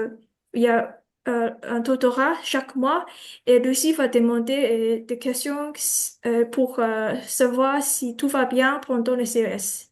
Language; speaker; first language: French; non-native, learner; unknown